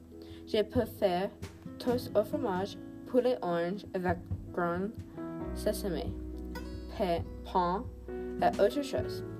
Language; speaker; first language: French; non-native, learner; English